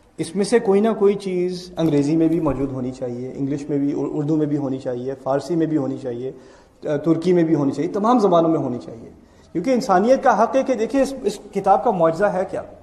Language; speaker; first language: Urdu; early bilingual, heritage; Urdu